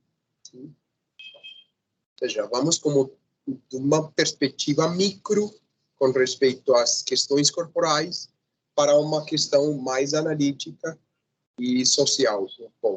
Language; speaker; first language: Portuguese; non-native, fluent; Spanish